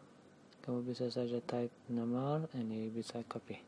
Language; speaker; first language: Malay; non-native, learner; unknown